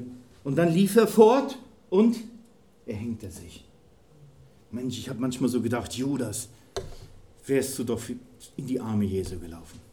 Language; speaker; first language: German; native; German